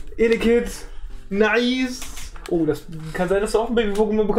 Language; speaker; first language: German; native; German